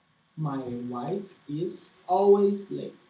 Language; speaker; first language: English; non-native, learner; Portuguese